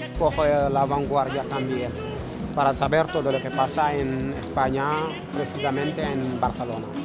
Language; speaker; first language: Spanish; non-native, learner; Wolof